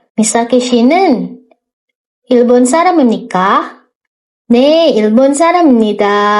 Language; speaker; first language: Korean; non-native, fluent; Indonesian